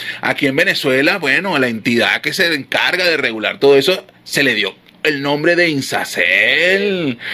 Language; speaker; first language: Spanish; native; Spanish